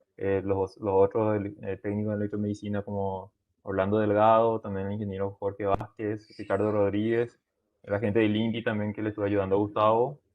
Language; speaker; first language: Spanish; native; Spanish